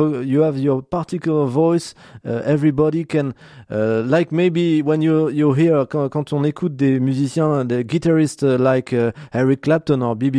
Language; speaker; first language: English; non-native, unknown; French